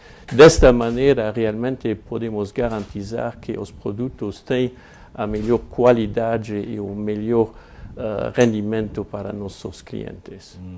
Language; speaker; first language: Portuguese; non-native, fluent; French